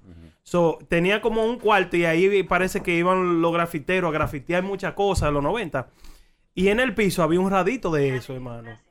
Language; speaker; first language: Spanish; early bilingual, heritage; Spanish